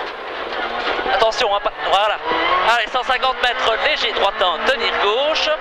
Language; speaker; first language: French; native; French